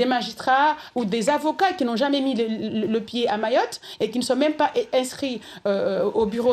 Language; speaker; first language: French; non-native, local second language; Comorian